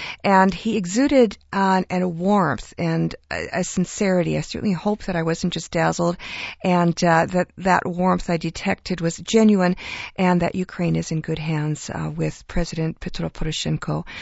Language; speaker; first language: English; early bilingual, other home language; Ukrainian